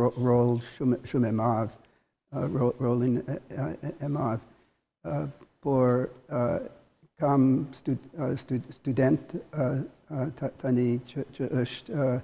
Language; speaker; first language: Albanian; non-native, learner; English